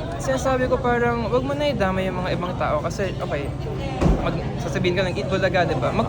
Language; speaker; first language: Filipino; non-native, local second language; English